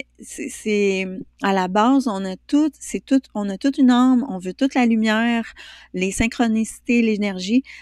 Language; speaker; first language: French; native; French